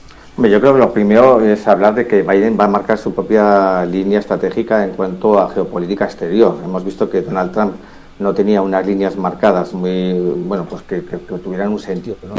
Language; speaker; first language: Spanish; native; Spanish